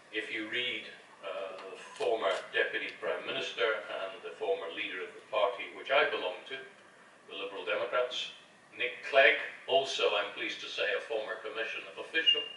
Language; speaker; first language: English; native; English